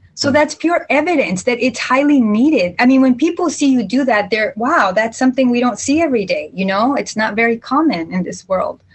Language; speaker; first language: English; early bilingual, other home language; Spanish